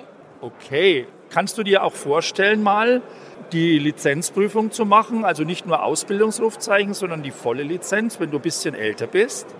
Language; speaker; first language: German; native; German